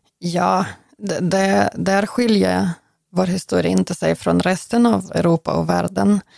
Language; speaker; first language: Swedish; non-native, fluent; Ukrainian